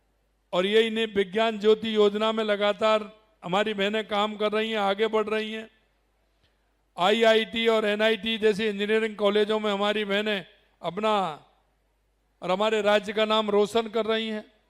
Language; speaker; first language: Hindi; native; Hindi